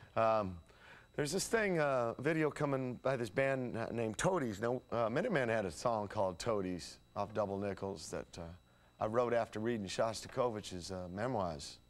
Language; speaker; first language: English; native; English